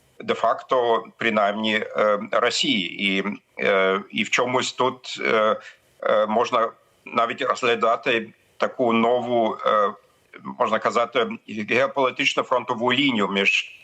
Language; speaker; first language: Ukrainian; non-native, fluent; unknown